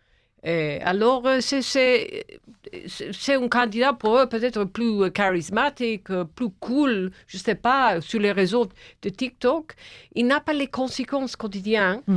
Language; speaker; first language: French; non-native, fluent; English